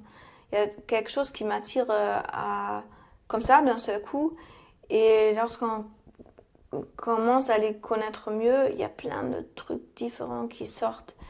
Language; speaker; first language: French; non-native, fluent; German